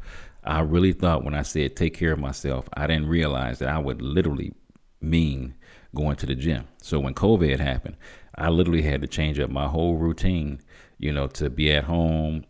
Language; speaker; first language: English; native; English